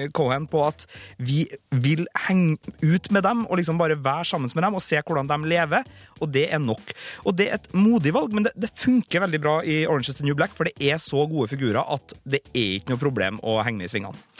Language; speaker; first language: Norwegian; native; Norwegian